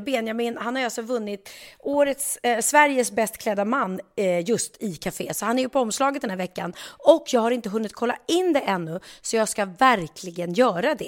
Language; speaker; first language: Swedish; native; Swedish